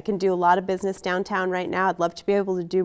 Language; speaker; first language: English; native; English